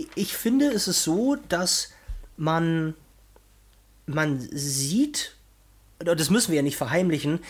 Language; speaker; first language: German; non-native, fluent; Portuguese